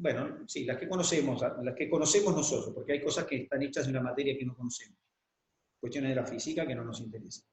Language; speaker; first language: Spanish; native; Spanish